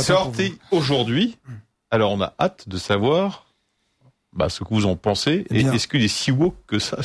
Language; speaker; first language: French; native; French